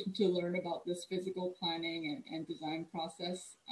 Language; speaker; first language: English; native; English